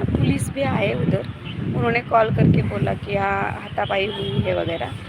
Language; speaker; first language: Hindi; non-native, local second language; Marathi